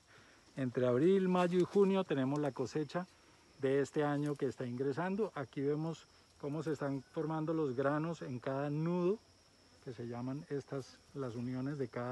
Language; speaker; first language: Spanish; native; Spanish